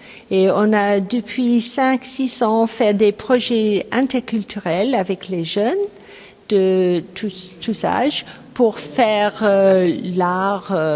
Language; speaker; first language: French; non-native, fluent; English